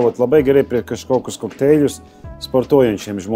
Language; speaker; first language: Lithuanian; non-native, learner; Latvian